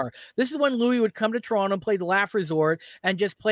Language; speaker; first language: English; native; English